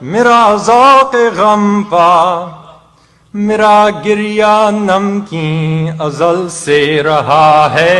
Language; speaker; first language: Urdu; non-native, fluent; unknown